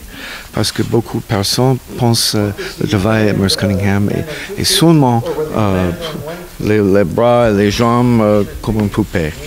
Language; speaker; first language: French; non-native, learner; English